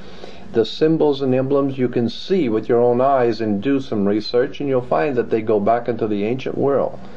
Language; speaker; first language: English; native; English